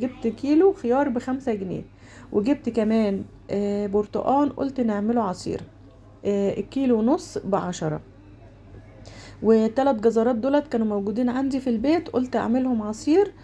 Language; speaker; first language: Arabic; native; Arabic